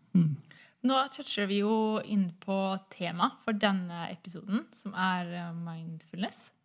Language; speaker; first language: Norwegian; native; Norwegian